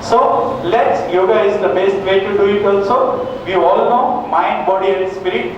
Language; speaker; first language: English; non-native, local second language; Gujarati